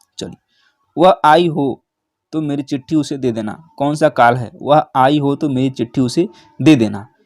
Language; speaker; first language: Hindi; native; Hindi